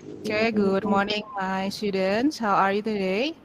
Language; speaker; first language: English; non-native, fluent; Indonesian